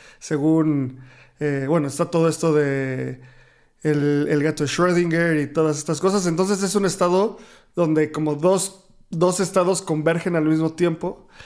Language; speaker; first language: Spanish; native; Spanish